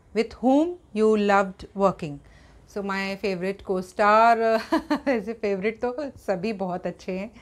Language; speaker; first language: Hindi; native; Hindi